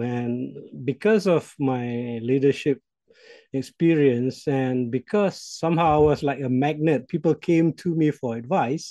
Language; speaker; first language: English; non-native, local second language; Malay